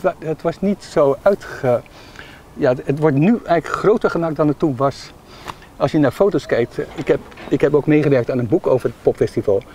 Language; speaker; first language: Dutch; native; Dutch